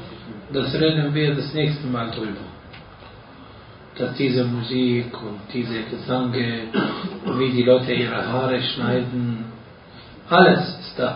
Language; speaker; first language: German; non-native, fluent; Arabic